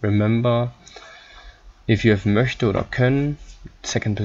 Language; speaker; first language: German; non-native, fluent; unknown